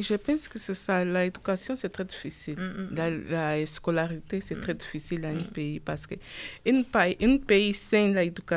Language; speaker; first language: French; non-native, learner; Portuguese